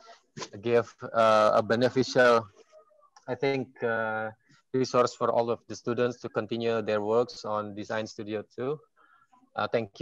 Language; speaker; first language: English; non-native, fluent; Indonesian